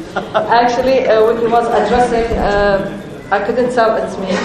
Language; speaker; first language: English; non-native, fluent; Arabic